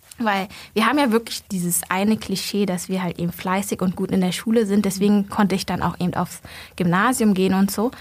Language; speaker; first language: German; early bilingual, other home language; Vietnamese